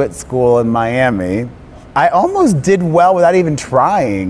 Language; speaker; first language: English; native; English